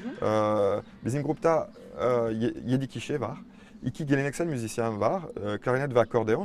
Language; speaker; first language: Turkish; non-native, fluent; French